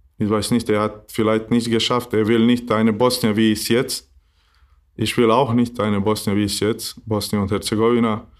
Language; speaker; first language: German; non-native, learner; Bosnian